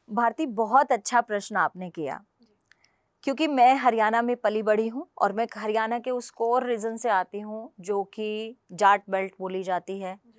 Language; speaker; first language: Hindi; non-native, local second language; Punjabi